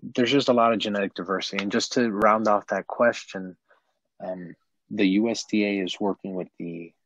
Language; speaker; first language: English; native; English